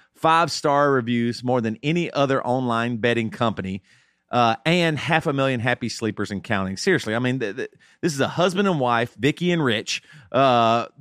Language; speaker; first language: English; native; English